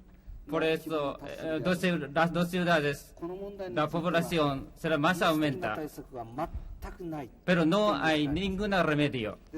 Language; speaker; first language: Spanish; non-native, learner; Japanese